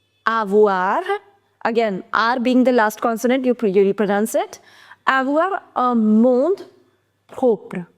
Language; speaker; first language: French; non-native, fluent; Hindi